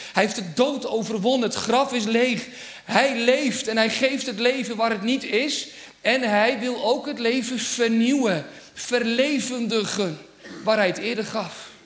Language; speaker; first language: Dutch; native; Dutch